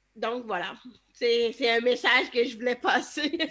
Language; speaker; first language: French; native; French